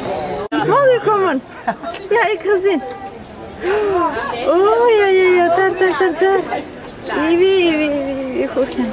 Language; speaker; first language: Dutch; non-native, learner; Mongolian